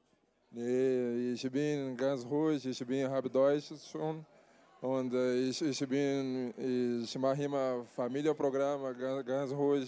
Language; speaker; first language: German; non-native, learner; Portuguese